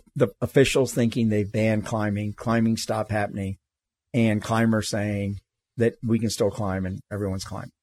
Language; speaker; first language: English; native; English